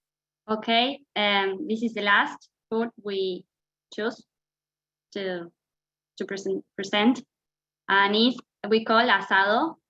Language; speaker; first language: English; non-native, fluent; Spanish